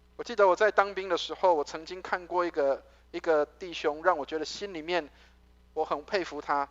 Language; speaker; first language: Chinese; native; Chinese